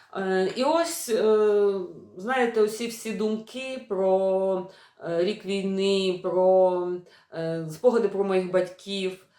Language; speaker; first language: Ukrainian; non-native, local second language; Russian